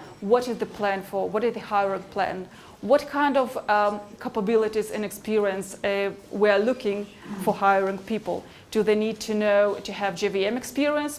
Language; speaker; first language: English; non-native, fluent; Hebrew